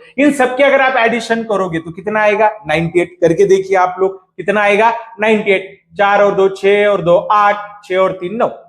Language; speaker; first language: Hindi; non-native, local second language; Marathi